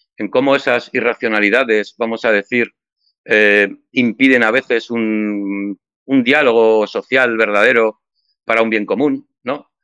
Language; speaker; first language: Spanish; native; Spanish